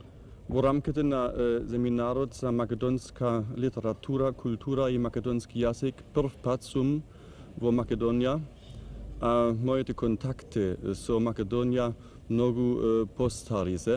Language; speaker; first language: Macedonian; non-native, learner; German